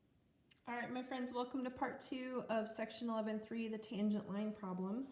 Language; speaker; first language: English; native; English